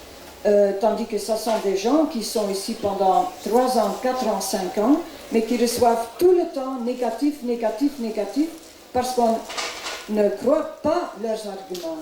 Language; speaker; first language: French; non-native, local second language; Dutch